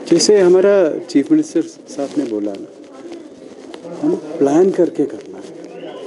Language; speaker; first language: Hindi; non-native, local second language; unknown